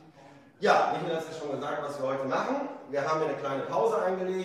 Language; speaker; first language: German; native; German